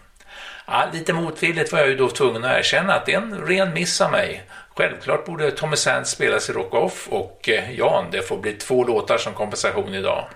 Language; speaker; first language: Swedish; native; Swedish